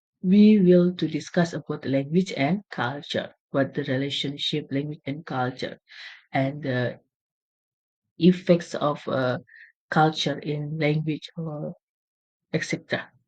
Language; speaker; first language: English; non-native, learner; Indonesian